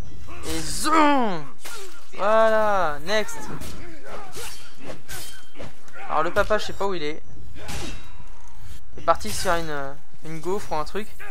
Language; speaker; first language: French; native; French